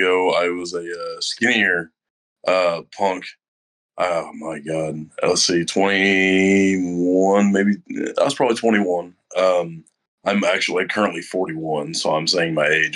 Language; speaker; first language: English; native; English